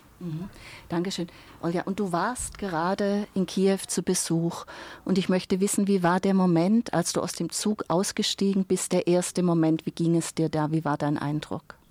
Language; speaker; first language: German; native; German